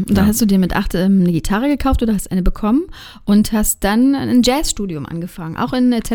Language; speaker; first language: German; native; German